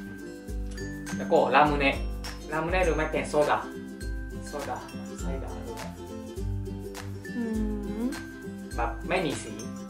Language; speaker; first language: Thai; non-native, fluent; Japanese